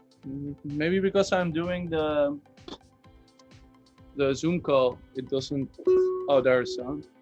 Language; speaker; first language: English; non-native, fluent; Dutch